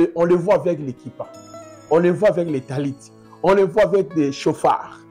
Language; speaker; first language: French; non-native, local second language; Lingala